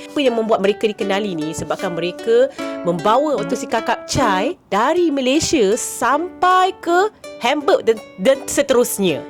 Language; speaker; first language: Malay; native; Malay